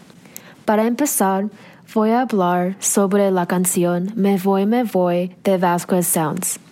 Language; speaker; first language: Spanish; non-native, learner; English